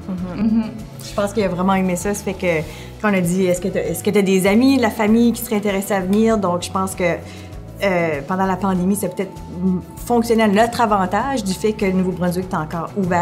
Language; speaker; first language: French; native; French